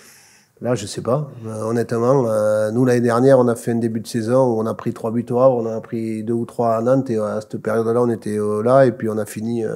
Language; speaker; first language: French; native; French